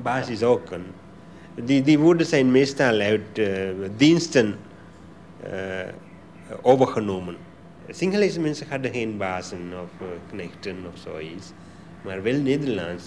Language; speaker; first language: Dutch; non-native, learner; Sinhala